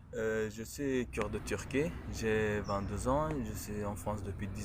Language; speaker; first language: French; non-native, local second language; Kurdish